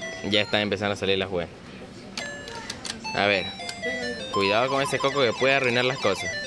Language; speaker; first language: Spanish; native; Spanish